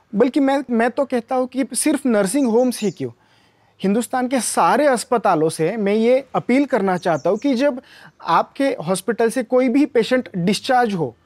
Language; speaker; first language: Hindi; non-native, local second language; Marathi